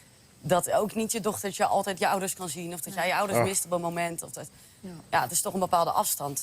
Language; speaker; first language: Dutch; native; Dutch